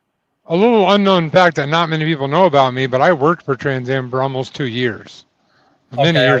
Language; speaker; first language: English; native; English